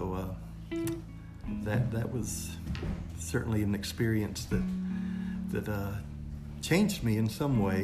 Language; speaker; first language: English; native; English